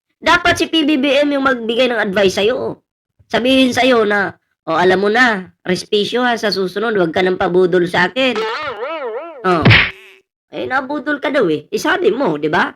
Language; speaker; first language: Filipino; native; Filipino